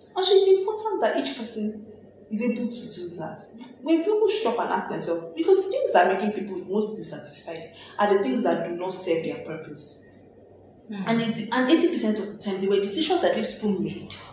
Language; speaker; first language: English; non-native, local second language; Yoruba